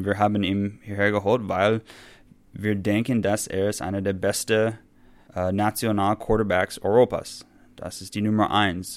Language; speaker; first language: German; non-native, fluent; English